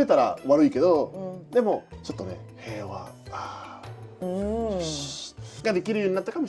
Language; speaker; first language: Japanese; non-native, fluent; Spanish